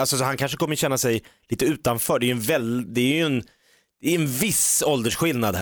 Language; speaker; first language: Swedish; native; Swedish